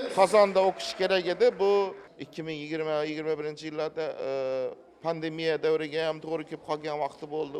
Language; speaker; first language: Uzbek; native; Uzbek